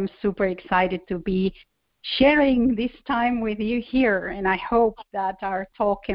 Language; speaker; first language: English; non-native, fluent; Spanish